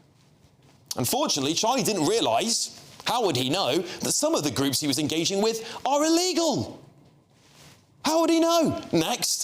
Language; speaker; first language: English; native; English